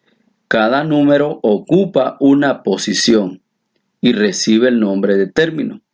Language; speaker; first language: Spanish; native; Spanish